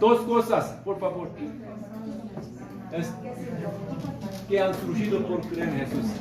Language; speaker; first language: Spanish; non-native, fluent; Korean